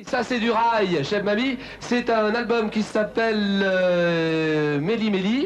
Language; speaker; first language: French; native; French